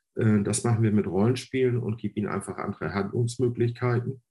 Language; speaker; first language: German; native; German